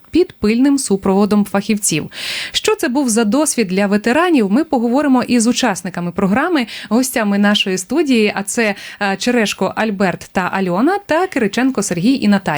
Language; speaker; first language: Ukrainian; native; Ukrainian